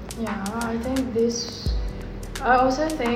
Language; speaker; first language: English; non-native, fluent; Morisyen